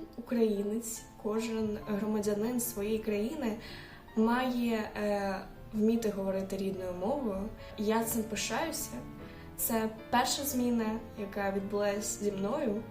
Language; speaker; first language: Ukrainian; non-native, local second language; Russian